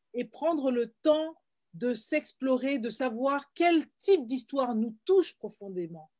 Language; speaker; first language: French; native; French